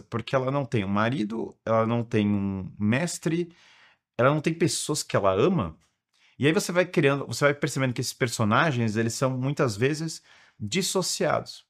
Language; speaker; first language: Portuguese; native; Portuguese